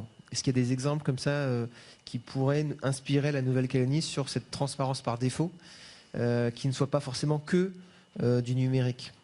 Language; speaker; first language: French; native; French